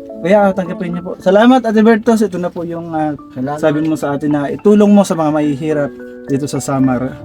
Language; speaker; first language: Filipino; non-native, local second language; Waray